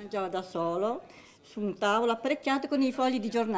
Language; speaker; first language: Italian; native; Italian